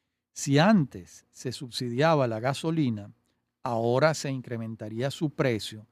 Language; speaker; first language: Spanish; native; Spanish